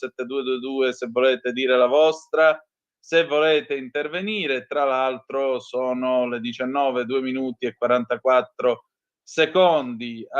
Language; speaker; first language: Italian; native; Italian